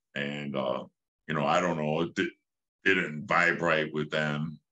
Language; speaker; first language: English; native; English